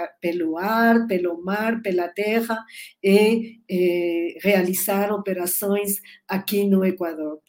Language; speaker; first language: Portuguese; non-native, learner; Spanish